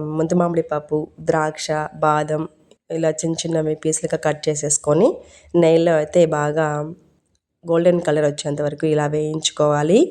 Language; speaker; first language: Telugu; non-native, local second language; Urdu